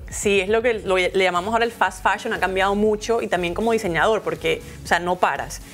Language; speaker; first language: Spanish; native; Spanish